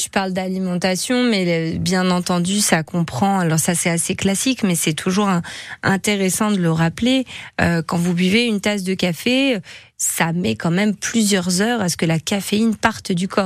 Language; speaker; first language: French; native; French